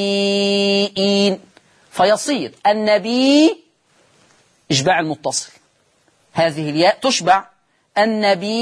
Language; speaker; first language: Arabic; native; Arabic